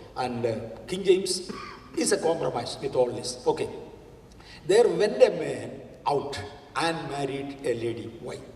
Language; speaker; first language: English; non-native, local second language; Malayalam